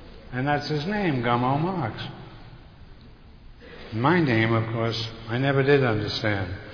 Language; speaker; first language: English; native; English